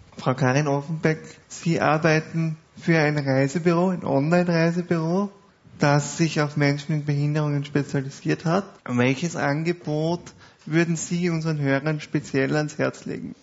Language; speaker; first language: German; native; German